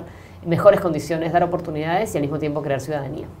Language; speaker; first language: Spanish; native; Spanish